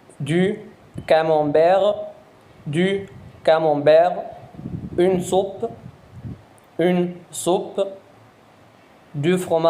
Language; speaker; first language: French; non-native, fluent; Arabic